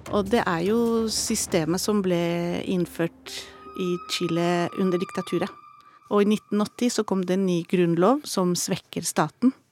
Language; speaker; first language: Norwegian; non-native, fluent; Spanish